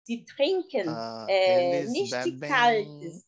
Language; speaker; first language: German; non-native, learner; Portuguese